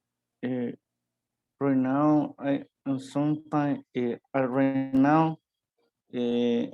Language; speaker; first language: English; non-native, learner; Spanish